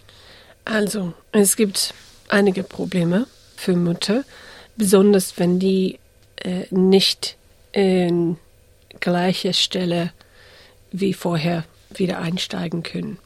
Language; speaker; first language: German; early bilingual, heritage; English